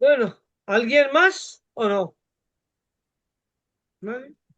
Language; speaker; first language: Spanish; non-native, fluent; Bangla